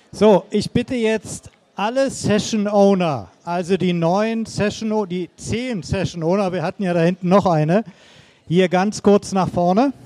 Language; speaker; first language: German; native; German